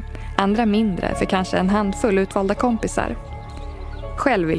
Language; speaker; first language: Swedish; native; Swedish